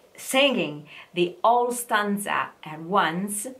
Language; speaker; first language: English; non-native, fluent; Italian